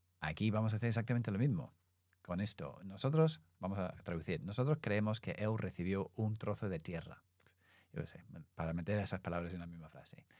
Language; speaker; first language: Spanish; non-native, fluent; English